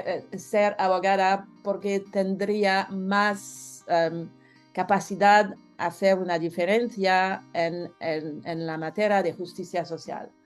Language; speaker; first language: Spanish; non-native, learner; French